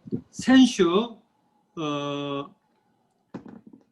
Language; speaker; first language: Japanese; non-native, fluent; Korean